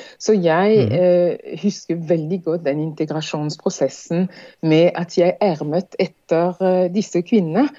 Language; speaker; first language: Norwegian; non-native, fluent; French